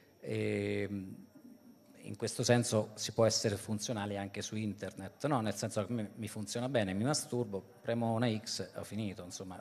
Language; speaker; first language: Italian; native; Italian